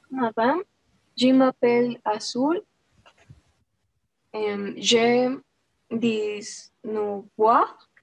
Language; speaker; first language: French; non-native, learner; Spanish